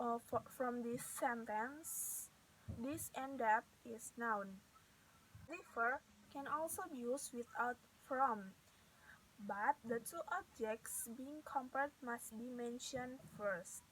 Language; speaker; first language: English; non-native, learner; Indonesian